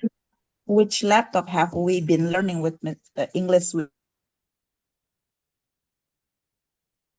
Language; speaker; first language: English; non-native, learner; Indonesian